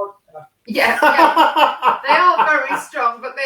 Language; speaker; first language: English; native; English